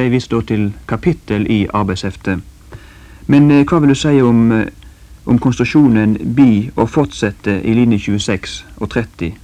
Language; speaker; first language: Norwegian; native; Norwegian